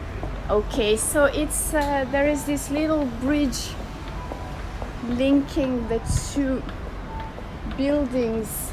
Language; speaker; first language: English; non-native, fluent; French